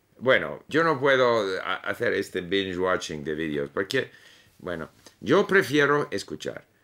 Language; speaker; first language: Spanish; non-native, fluent; English